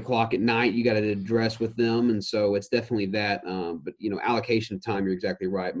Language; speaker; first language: English; native; English